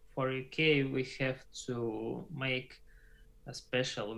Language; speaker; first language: English; non-native, learner; Russian